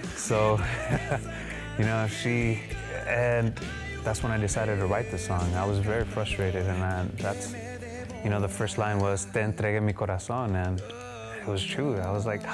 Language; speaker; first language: English; native; English